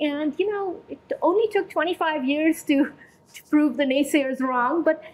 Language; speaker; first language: English; non-native, local second language; Urdu